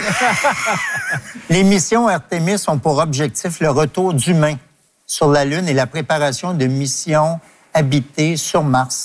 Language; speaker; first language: French; native; French